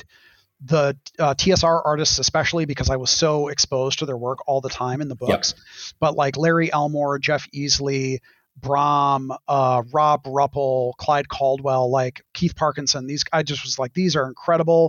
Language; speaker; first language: English; native; English